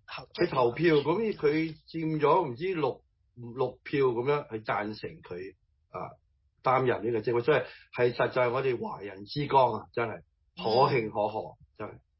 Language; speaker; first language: Chinese; early bilingual, heritage; Cantonese